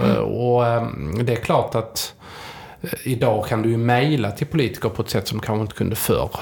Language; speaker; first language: Swedish; native; Swedish